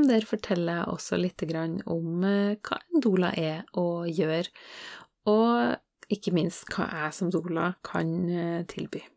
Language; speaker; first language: Norwegian; native; Norwegian